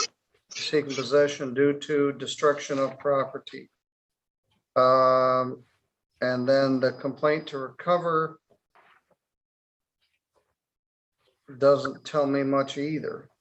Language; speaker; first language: English; native; English